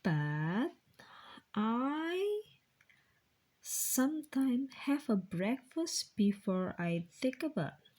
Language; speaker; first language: English; non-native, fluent; Indonesian